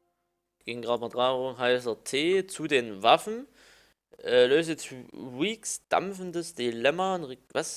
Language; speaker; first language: German; native; German